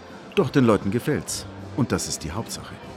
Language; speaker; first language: German; native; German